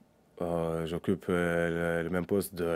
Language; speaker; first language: French; non-native, local second language; Arabic